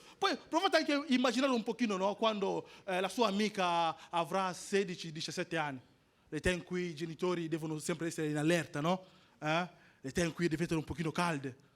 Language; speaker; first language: Italian; non-native, fluent; French